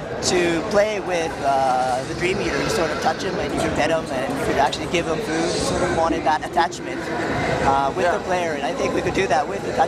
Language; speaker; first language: English; non-native, fluent; Japanese